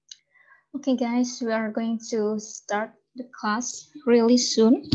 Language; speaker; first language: English; non-native, fluent; Indonesian